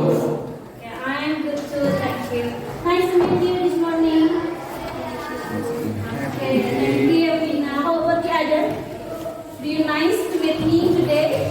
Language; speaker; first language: English; non-native, learner; Indonesian